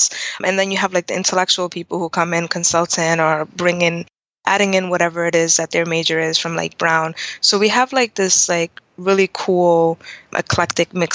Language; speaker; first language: English; native; English